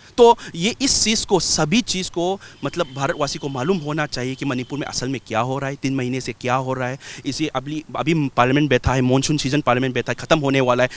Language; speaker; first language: Hindi; non-native, local second language; Manipuri